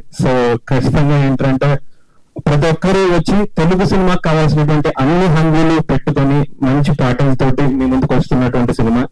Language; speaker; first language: Telugu; native; Telugu